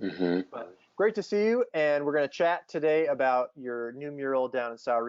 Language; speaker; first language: English; native; English